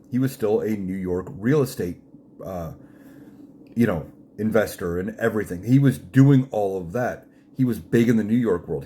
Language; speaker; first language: English; native; English